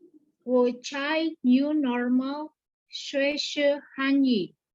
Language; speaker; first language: Chinese; non-native, learner; Indonesian